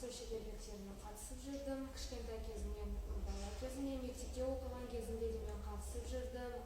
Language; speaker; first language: Kazakh; non-native, local second language; Russian